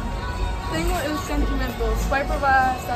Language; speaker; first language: Spanish; non-native, learner; English